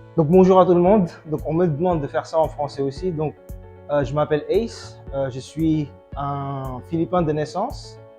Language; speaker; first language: French; early bilingual, other home language; Filipino